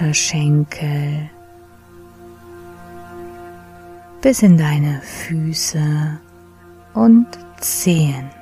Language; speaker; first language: German; native; German